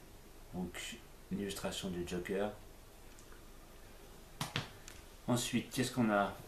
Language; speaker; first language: French; native; French